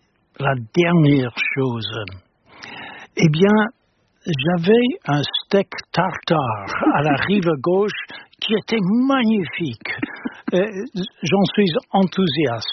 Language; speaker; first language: French; non-native, fluent; English